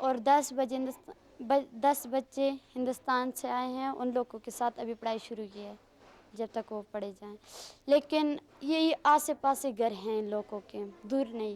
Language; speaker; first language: Hindi; non-native, learner; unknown